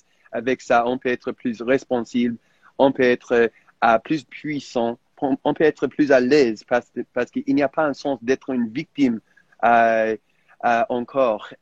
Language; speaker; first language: French; non-native, fluent; English